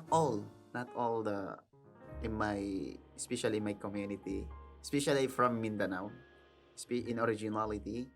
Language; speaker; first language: English; non-native, learner; Filipino